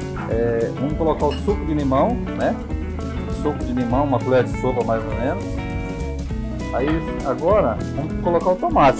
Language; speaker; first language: Portuguese; native; Portuguese